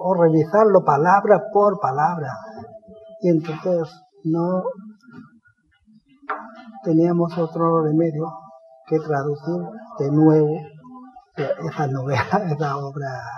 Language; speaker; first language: Spanish; non-native, fluent; Chinese